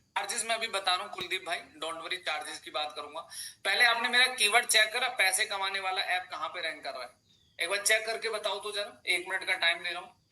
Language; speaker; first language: Hindi; native; Hindi